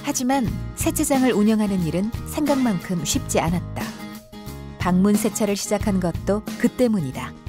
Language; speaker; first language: Korean; native; Korean